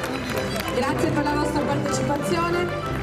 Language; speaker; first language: Italian; native; Italian